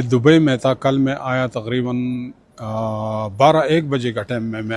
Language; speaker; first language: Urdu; non-native, fluent; Pashto